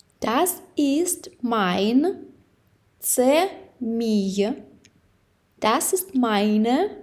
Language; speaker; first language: German; non-native, fluent; Ukrainian